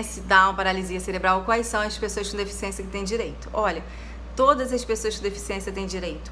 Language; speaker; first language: Portuguese; native; Portuguese